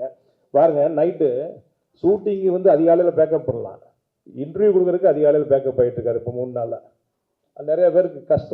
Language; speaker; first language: Tamil; native; Tamil